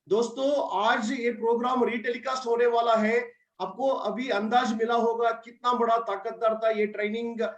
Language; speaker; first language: Hindi; non-native, local second language; Kannada